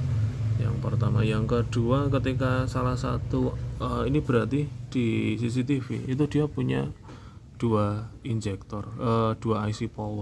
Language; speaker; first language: Indonesian; native; Indonesian